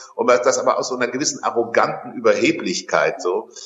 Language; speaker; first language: German; native; German